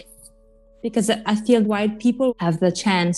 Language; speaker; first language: English; non-native, fluent; Italian